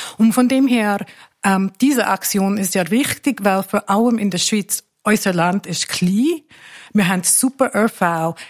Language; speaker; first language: German; non-native, fluent; English